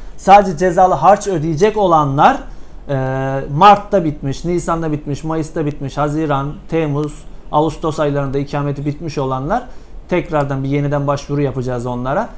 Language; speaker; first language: Turkish; native; Turkish